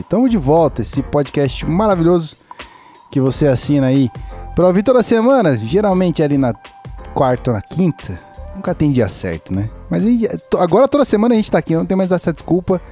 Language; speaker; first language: Portuguese; native; Portuguese